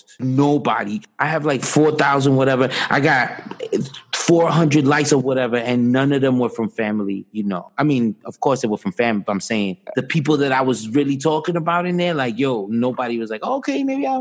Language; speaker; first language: English; native; English